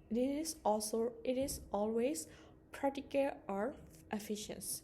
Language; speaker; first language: English; non-native, learner; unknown